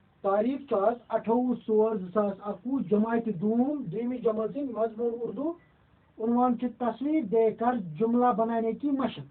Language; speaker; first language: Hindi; non-native, local second language; Kashmiri